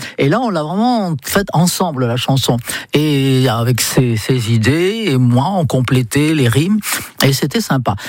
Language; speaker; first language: French; native; French